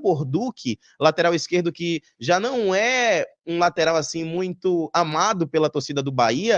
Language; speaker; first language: Portuguese; native; Portuguese